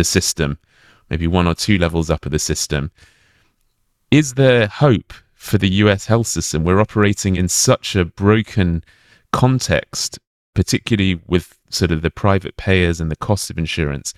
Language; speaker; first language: English; native; English